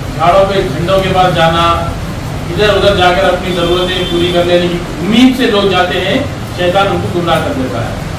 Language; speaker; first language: Hindi; non-native, local second language; Urdu